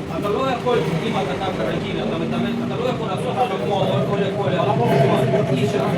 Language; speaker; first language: Hebrew; non-native, learner; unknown